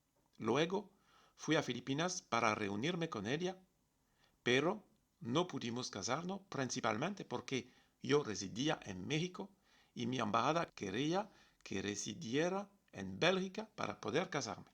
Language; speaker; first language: Spanish; non-native, fluent; French